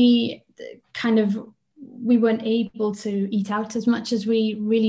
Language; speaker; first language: English; native; English